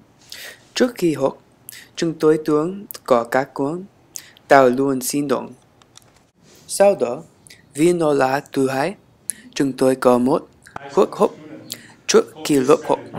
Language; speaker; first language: Vietnamese; non-native, learner; English